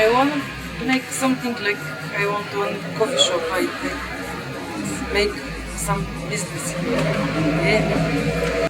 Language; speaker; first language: English; non-native, learner; Bulgarian